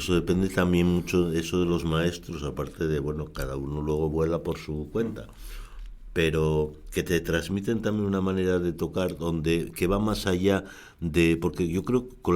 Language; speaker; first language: Spanish; native; Spanish